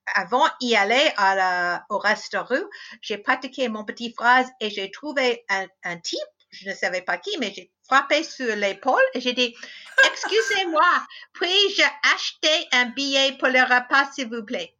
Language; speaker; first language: French; non-native, fluent; English